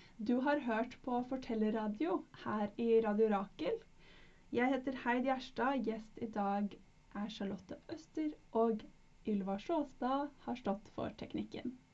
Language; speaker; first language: Norwegian; native; Norwegian